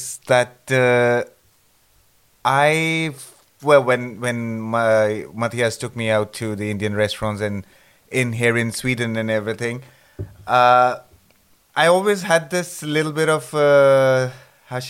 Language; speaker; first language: English; non-native, local second language; Punjabi